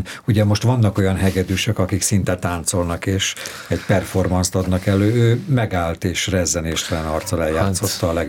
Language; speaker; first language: Hungarian; native; Hungarian